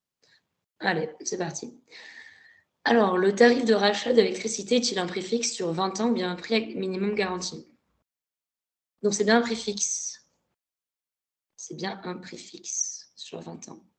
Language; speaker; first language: French; native; French